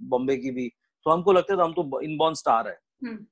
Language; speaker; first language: Hindi; non-native, local second language; Marathi